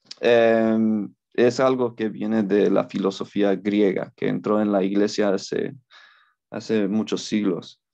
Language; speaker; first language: Spanish; non-native, fluent; English